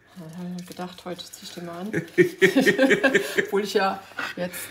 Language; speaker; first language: German; native; German